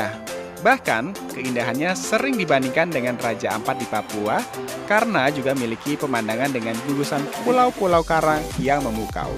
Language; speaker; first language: Indonesian; native; Indonesian